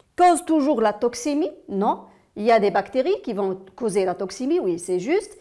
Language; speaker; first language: French; non-native, local second language; Arabic